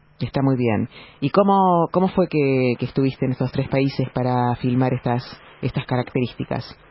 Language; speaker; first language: Spanish; native; Spanish